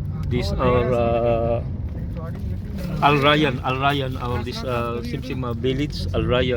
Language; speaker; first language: English; non-native, learner; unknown